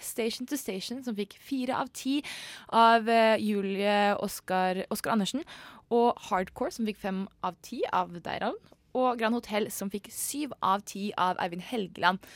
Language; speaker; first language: Norwegian; native; Norwegian